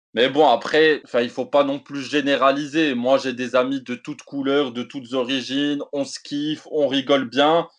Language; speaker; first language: French; native; French